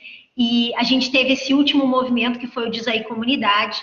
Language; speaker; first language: Portuguese; native; Portuguese